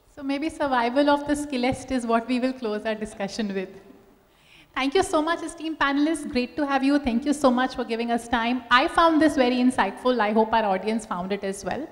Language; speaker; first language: English; non-native, local second language; Hindi